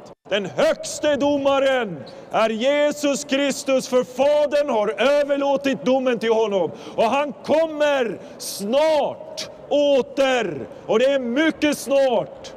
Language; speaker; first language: Swedish; non-native, fluent; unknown